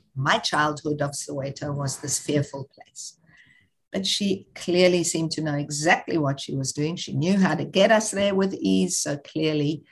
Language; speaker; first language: English; native; English